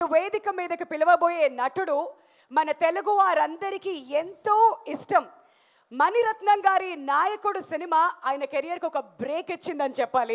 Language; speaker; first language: Telugu; native; Telugu